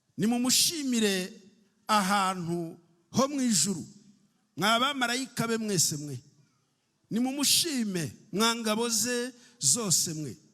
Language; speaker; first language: Kinyarwanda; early bilingual, heritage; Kinyarwanda